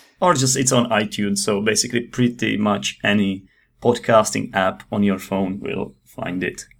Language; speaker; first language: English; non-native, fluent; Czech